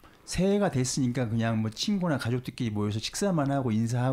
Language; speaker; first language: Korean; native; Korean